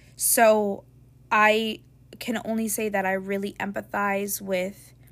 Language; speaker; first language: English; native; English